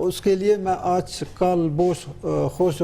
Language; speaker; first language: Hindi; non-native, learner; Turkish